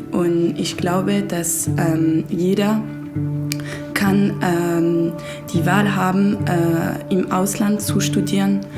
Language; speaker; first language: German; early bilingual, heritage; German